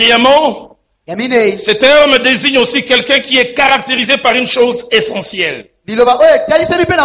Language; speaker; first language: French; non-native, local second language; Lingala